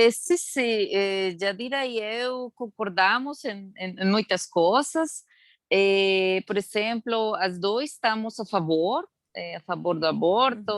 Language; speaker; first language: Portuguese; non-native, learner; Spanish